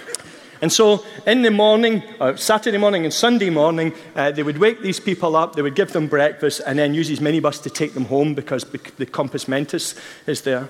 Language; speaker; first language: English; native; English